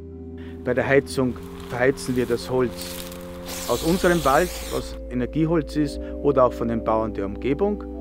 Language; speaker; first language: German; native; German